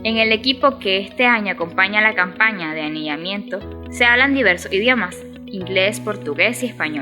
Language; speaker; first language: Spanish; native; Spanish